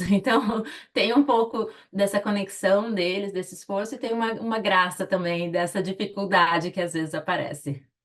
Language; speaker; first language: Portuguese; native; Portuguese